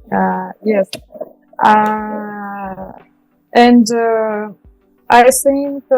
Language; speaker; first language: English; non-native, learner; Russian